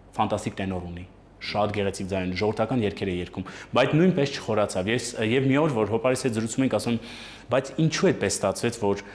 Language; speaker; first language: Armenian; early bilingual, heritage; Armenian